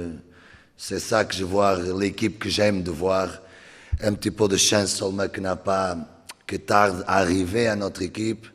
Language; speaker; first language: French; non-native, learner; Portuguese